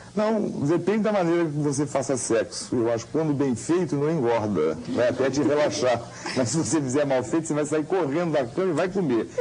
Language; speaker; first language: Portuguese; native; Portuguese